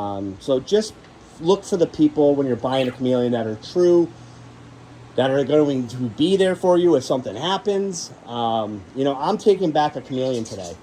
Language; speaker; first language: English; native; English